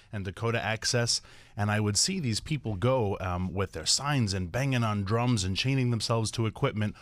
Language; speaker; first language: English; native; English